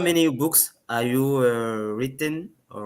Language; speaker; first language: English; non-native, learner; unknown